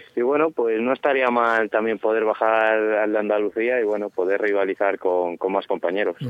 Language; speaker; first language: Spanish; native; Spanish